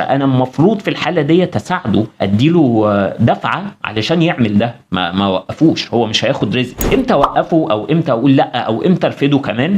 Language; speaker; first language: Arabic; native; Arabic